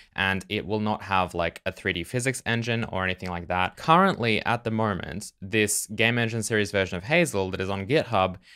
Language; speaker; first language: English; native; English